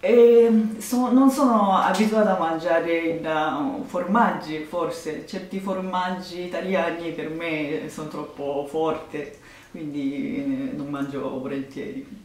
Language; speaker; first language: Italian; non-native, fluent; Japanese